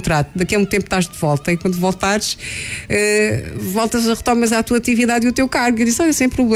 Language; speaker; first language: Portuguese; non-native, local second language; Kabuverdianu